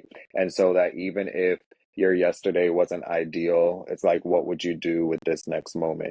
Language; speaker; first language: English; native; English